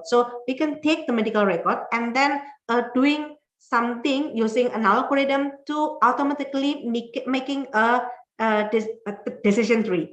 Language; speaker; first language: English; non-native, fluent; Indonesian